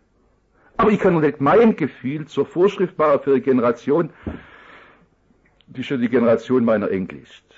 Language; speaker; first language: German; native; German